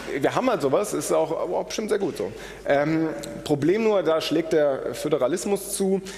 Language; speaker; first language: German; native; German